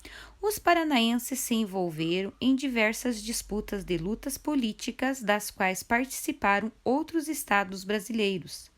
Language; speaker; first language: Portuguese; native; Portuguese